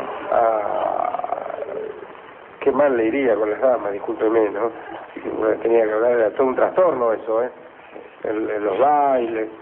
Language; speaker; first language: Spanish; native; Spanish